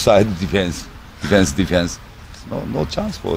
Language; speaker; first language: English; non-native, learner; Japanese